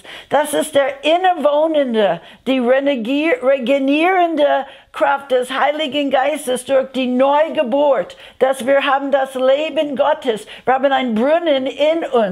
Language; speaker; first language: German; non-native, fluent; English